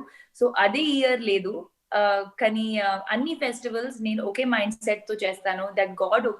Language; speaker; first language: Telugu; non-native, local second language; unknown